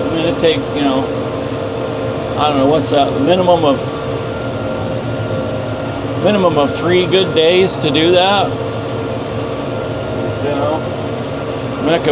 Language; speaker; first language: English; native; English